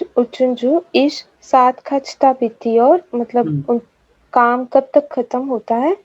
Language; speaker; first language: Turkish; non-native, learner; Urdu